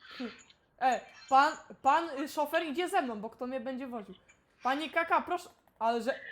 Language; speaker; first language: Polish; native; Polish